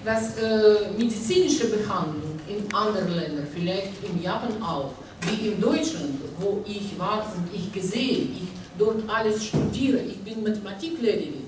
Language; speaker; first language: German; non-native, learner; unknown